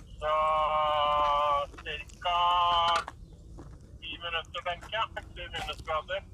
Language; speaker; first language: Norwegian; non-native, learner; Thai